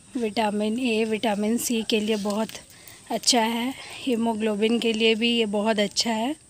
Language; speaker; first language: Hindi; non-native, local second language; Bangla